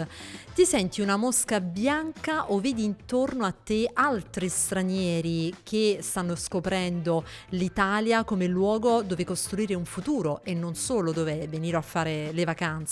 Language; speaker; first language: Italian; native; Italian